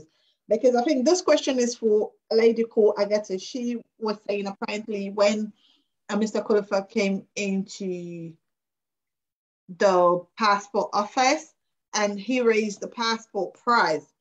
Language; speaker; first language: English; non-native, local second language; Krio